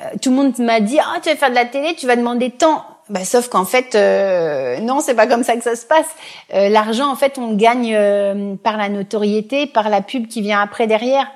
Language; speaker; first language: French; native; French